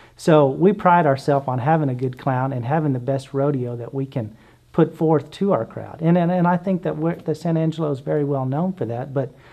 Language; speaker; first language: English; native; English